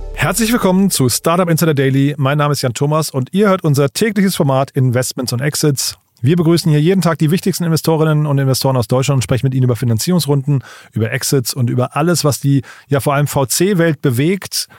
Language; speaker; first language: German; native; German